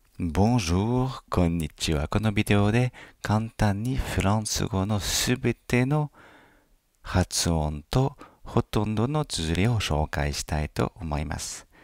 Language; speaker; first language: Japanese; non-native, fluent; French